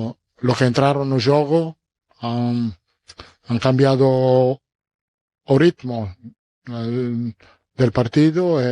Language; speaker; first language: Spanish; non-native, fluent; Italian